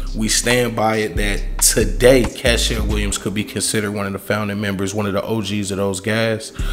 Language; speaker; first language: English; native; English